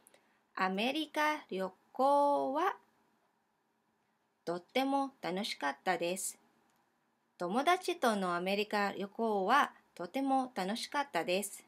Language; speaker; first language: Japanese; non-native, fluent; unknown